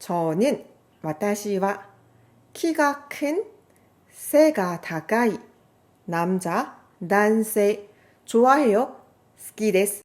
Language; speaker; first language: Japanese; non-native, fluent; Korean